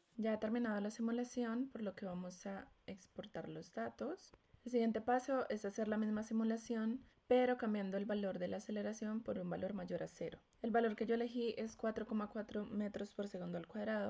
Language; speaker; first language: Spanish; native; Spanish